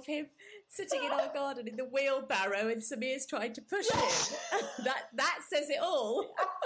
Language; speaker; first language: English; non-native, local second language; Gujarati